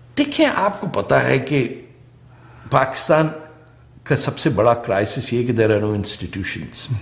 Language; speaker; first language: Urdu; non-native, local second language; Punjabi